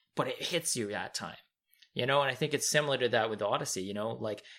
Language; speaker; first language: English; native; English